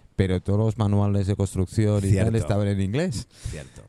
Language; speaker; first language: Spanish; non-native, fluent; English